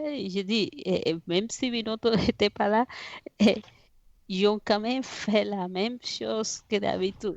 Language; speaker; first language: French; non-native, fluent; Spanish